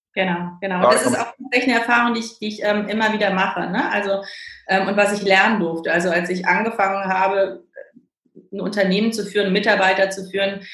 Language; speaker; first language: German; native; German